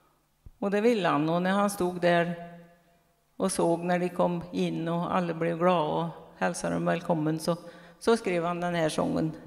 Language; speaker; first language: Swedish; native; Swedish